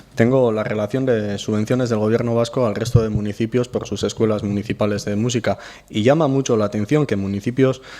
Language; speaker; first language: Spanish; native; Spanish